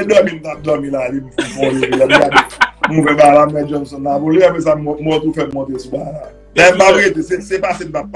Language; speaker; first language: French; non-native, local second language; Haitian Creole